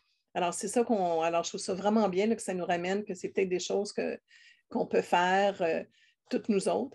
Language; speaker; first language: French; native; French